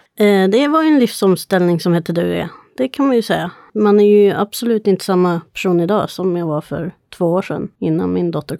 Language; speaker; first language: Swedish; native; Swedish